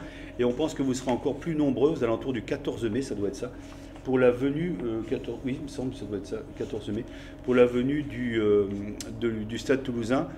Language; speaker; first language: French; native; French